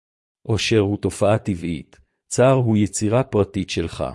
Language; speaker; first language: Hebrew; native; Hebrew